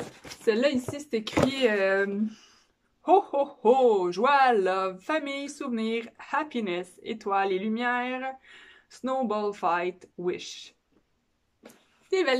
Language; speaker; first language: French; native; French